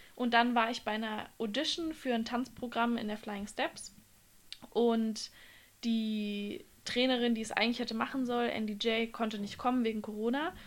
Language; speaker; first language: German; native; German